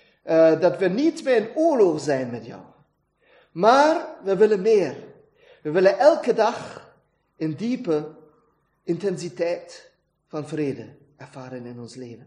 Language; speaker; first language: Dutch; non-native, fluent; German